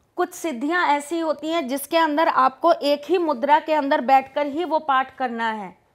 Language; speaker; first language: Hindi; native; Hindi